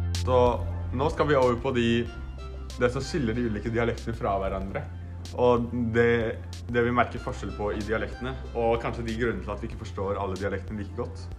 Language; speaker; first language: Norwegian; native; Norwegian